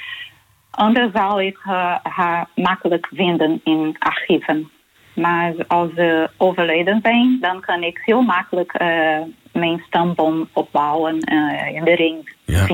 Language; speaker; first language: Dutch; non-native, learner; Portuguese